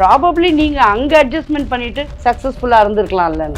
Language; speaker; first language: Tamil; native; Tamil